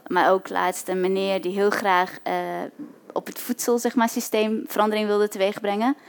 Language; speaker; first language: Dutch; early bilingual, other home language; Arabic